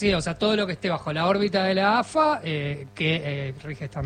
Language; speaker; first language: Spanish; native; Spanish